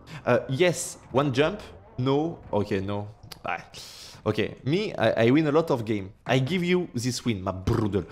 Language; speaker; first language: English; non-native, learner; French